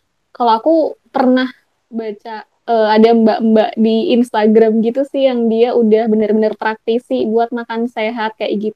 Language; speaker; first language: Indonesian; native; Indonesian